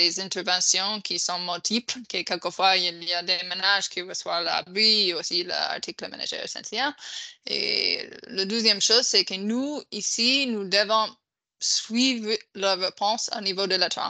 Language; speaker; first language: French; non-native, fluent; English